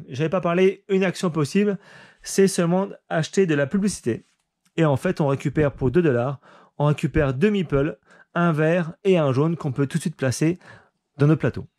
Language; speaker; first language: French; native; French